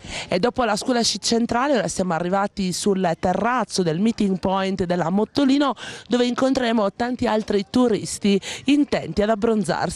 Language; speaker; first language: Italian; native; Italian